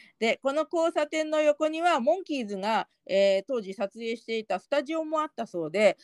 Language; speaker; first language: Japanese; native; Japanese